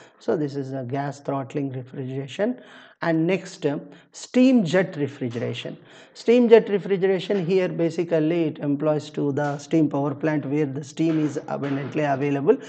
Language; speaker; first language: English; non-native, local second language; Telugu